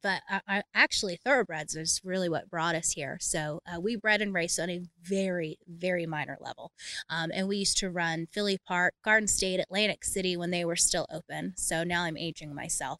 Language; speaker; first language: English; native; English